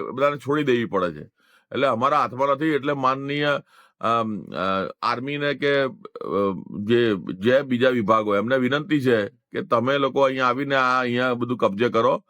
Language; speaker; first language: Gujarati; non-native, local second language; Hindi